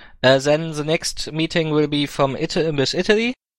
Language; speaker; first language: English; non-native, fluent; German